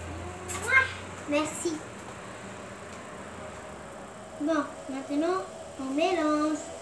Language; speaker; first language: French; non-native, local second language; Arabic